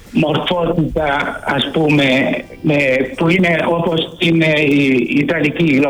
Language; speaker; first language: Greek; non-native, fluent; Italian